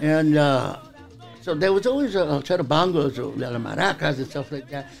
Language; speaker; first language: English; early bilingual, other home language; Spanish